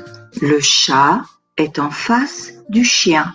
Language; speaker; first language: French; non-native, learner; Bangla